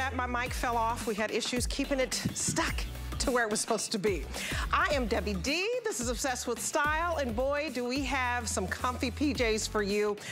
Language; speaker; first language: English; native; English